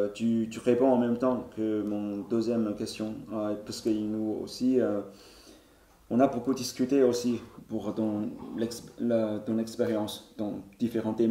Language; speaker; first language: French; non-native, learner; Chinese